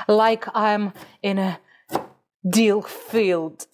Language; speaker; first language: English; non-native, fluent; Russian